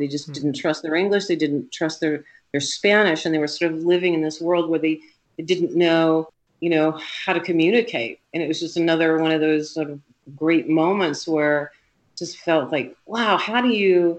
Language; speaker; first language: English; native; English